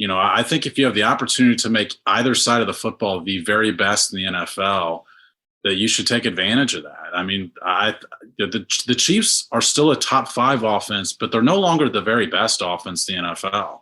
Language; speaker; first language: English; native; English